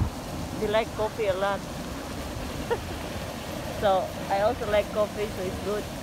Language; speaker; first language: English; non-native, local second language; Filipino